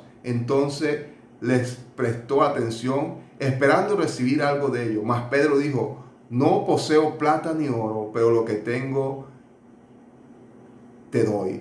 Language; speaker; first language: Spanish; native; Spanish